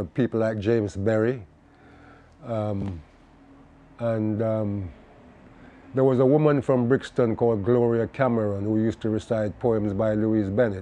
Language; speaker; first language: English; non-native, local second language; Jamaican Creole English